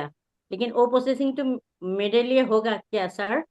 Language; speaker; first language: Hindi; non-native, local second language; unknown